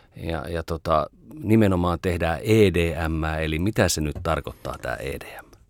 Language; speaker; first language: Finnish; native; Finnish